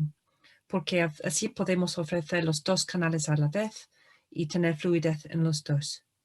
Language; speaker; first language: Spanish; non-native, fluent; English